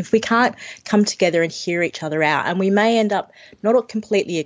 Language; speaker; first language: English; native; English